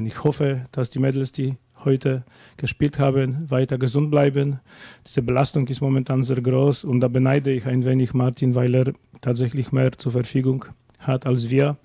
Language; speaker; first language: German; non-native, fluent; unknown